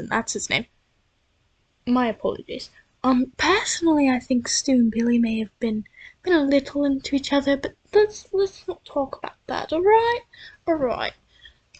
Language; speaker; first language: English; native; English